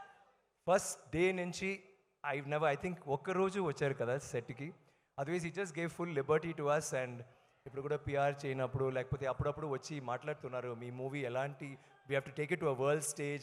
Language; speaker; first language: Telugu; non-native, learner; Tamil